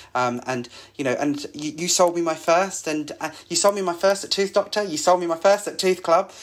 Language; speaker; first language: English; native; English